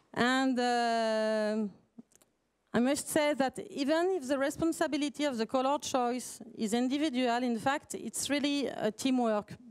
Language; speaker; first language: English; non-native, fluent; French